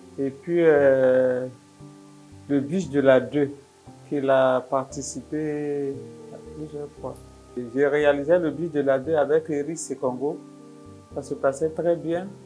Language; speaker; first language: French; non-native, local second language; Dyula